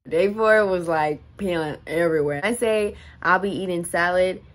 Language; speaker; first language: English; native; English